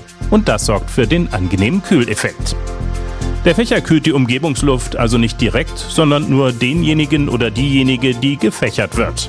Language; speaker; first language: German; native; German